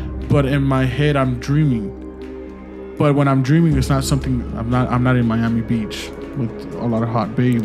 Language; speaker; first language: English; early bilingual, other home language; Spanish